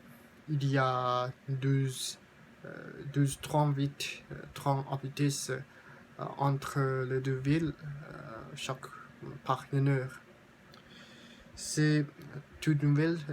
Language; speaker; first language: French; non-native, learner; Japanese